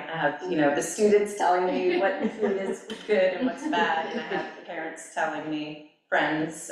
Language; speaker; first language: English; native; English